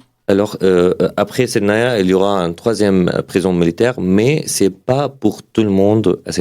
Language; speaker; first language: French; non-native, learner; Arabic